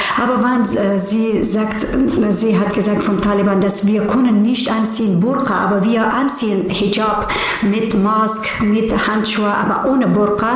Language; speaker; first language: German; non-native, learner; Persian